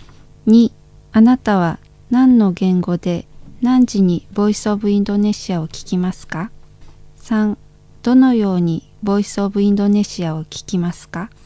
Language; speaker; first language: Japanese; non-native, fluent; Indonesian